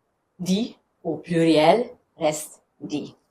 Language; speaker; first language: French; non-native, fluent; German